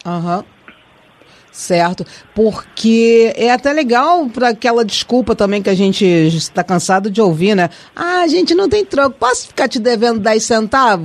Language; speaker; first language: Portuguese; native; Portuguese